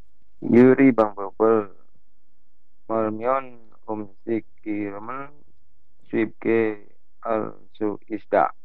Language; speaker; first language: Korean; non-native, learner; Indonesian